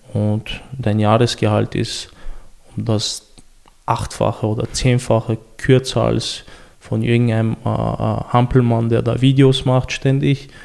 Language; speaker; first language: German; early bilingual, other home language; Chechen